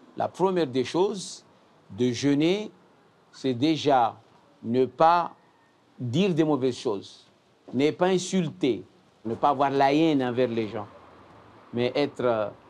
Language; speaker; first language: French; non-native, local second language; Comorian